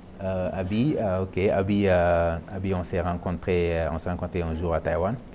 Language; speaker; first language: French; non-native, local second language; Wolof